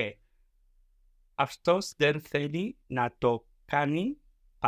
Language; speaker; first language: Greek; non-native, learner; English